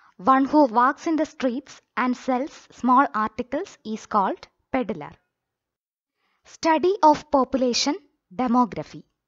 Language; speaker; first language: English; non-native, local second language; Malayalam